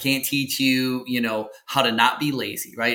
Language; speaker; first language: English; native; English